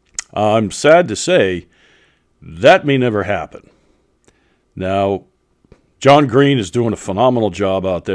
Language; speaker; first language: English; native; English